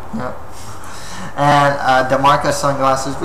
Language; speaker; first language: English; native; English